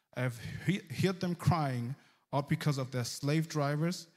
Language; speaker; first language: English; early bilingual, heritage; German